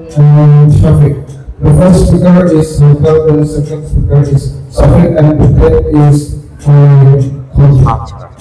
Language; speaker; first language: English; non-native, fluent; Indonesian